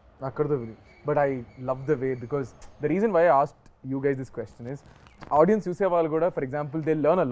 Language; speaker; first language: Telugu; native; Telugu